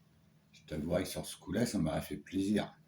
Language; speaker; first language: French; native; French